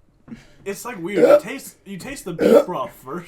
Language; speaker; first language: English; native; English